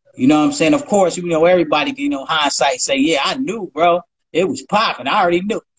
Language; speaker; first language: English; native; English